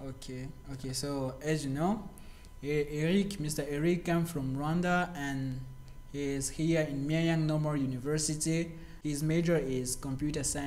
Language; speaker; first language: English; non-native, learner; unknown